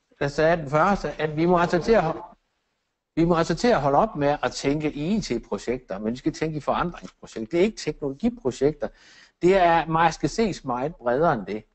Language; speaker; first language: Danish; native; Danish